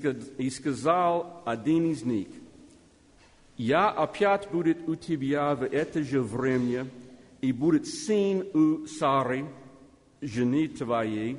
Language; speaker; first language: Russian; non-native, learner; English